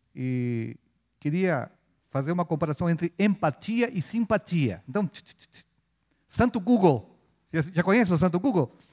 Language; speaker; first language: Portuguese; non-native, fluent; Spanish